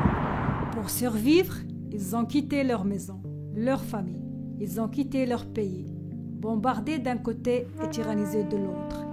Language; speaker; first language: French; native; French